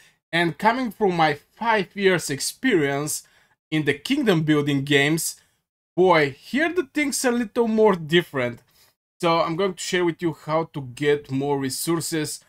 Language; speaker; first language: English; non-native, fluent; Bulgarian